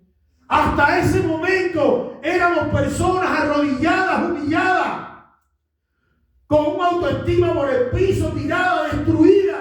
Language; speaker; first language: Spanish; native; Spanish